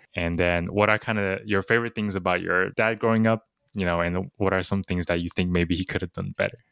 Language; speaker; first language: English; early bilingual, other home language; Chinese